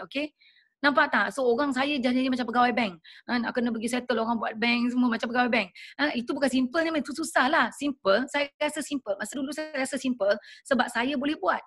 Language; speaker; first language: Malay; native; Malay